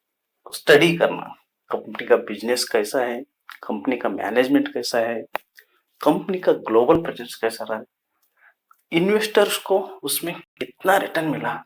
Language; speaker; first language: Hindi; non-native, local second language; Kannada